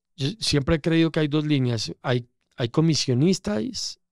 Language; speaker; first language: Spanish; native; Spanish